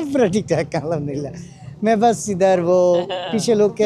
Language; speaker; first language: Hindi; non-native, learner; Bangla